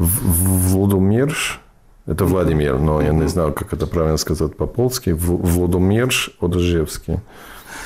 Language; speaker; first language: Russian; non-native, fluent; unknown